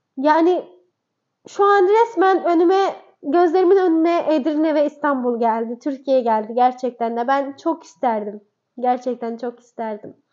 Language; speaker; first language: Turkish; native; Turkish